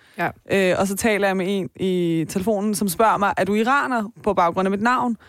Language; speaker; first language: Danish; early bilingual, other home language; Persian